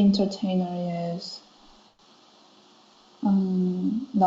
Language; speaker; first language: English; non-native, learner; Chinese